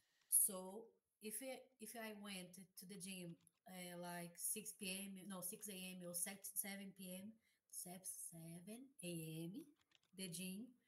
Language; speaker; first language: English; non-native, learner; Portuguese